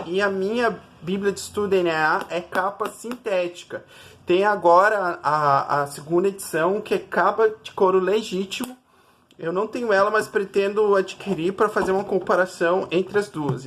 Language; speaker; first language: Portuguese; native; Portuguese